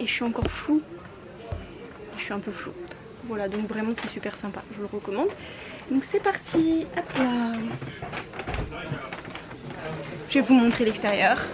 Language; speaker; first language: French; native; French